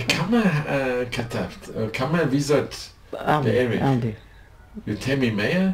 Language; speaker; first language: Hebrew; non-native, learner; English